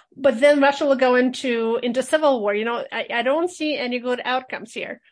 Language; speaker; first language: English; early bilingual, other home language; Russian